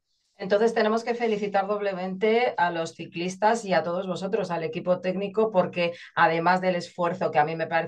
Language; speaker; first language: Spanish; native; Spanish